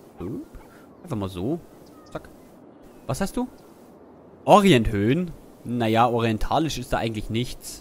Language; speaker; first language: German; native; German